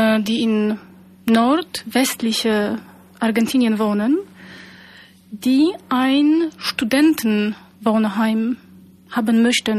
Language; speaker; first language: German; non-native, fluent; Polish